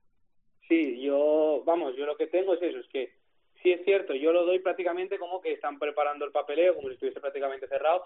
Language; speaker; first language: Spanish; native; Spanish